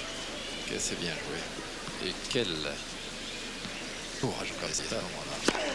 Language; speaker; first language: French; native; French